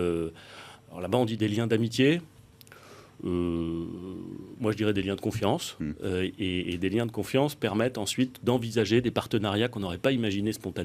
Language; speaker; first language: French; native; French